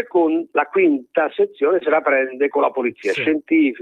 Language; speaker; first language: Italian; native; Italian